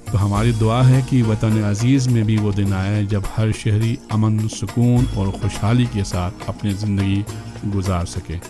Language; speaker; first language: Urdu; non-native, local second language; Balti